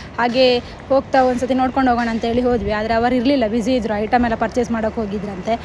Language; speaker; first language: Kannada; non-native, local second language; Tulu